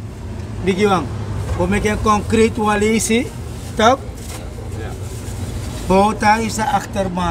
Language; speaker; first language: Dutch; non-native, local second language; Sranan Tongo